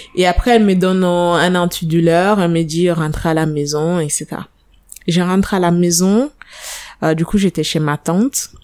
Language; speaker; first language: French; non-native, fluent; Italian